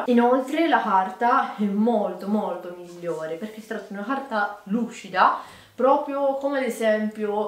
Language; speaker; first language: Italian; native; Italian